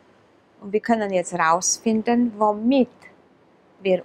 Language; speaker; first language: German; non-native, fluent; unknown